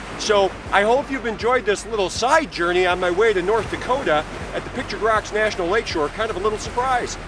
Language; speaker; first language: English; native; English